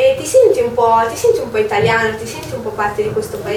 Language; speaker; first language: Italian; native; Italian